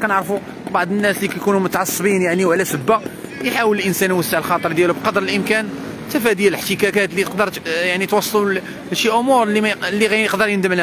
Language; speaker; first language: Arabic; native; Arabic